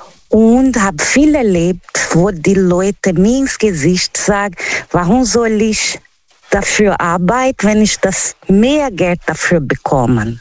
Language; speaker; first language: German; non-native, learner; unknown